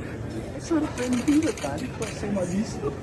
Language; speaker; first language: Spanish; non-native, learner; Filipino